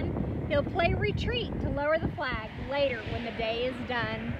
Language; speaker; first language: English; native; English